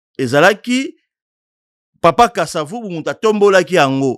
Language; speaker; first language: Lingala; non-native, local second language; Kongo